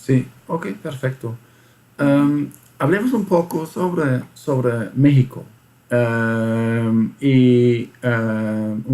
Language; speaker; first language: Spanish; non-native, fluent; German